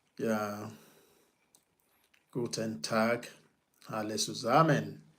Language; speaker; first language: German; non-native, fluent; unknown